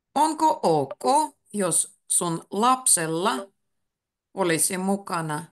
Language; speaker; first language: Finnish; native; Finnish